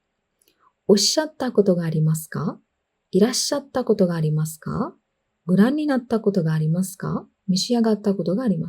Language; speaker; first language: Japanese; non-native, fluent; Sinhala